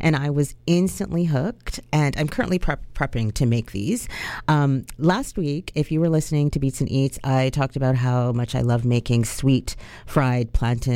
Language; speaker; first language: English; native; English